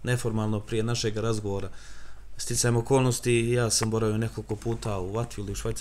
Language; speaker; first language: Croatian; native; Croatian